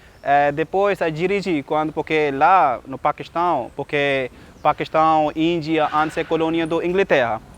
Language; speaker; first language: Portuguese; non-native, learner; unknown